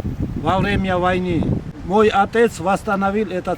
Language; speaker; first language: Russian; non-native, fluent; Georgian